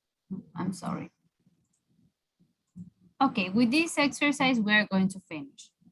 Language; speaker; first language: English; non-native, fluent; Spanish